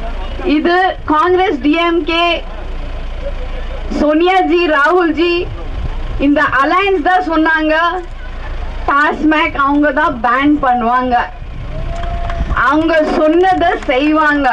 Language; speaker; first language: Tamil; non-native, fluent; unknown